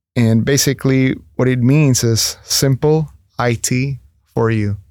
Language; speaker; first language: English; non-native, fluent; Spanish